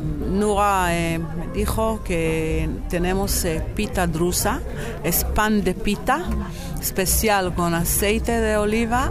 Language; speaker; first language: Spanish; non-native, learner; Hebrew